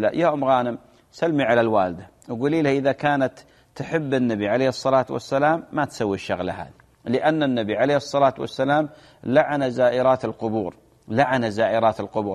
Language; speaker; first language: Arabic; native; Arabic